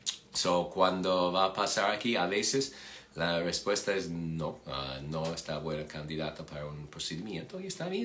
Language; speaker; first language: Spanish; non-native, fluent; English